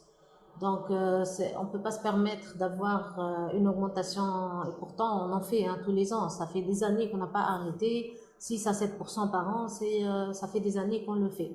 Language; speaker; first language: French; non-native, local second language; Arabic